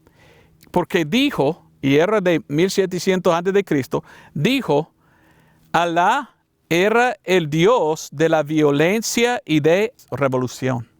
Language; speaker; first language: Spanish; non-native, learner; English